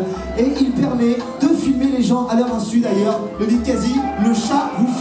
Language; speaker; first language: French; native; French